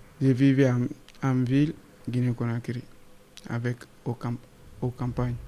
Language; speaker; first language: French; non-native, learner; Fula